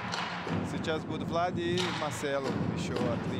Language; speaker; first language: Russian; non-native, learner; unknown